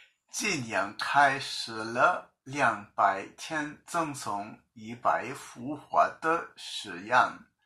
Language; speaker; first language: Chinese; non-native, learner; English